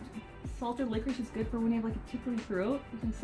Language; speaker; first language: English; native; English